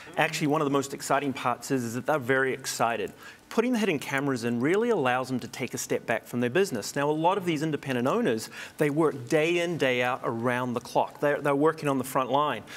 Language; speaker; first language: English; native; English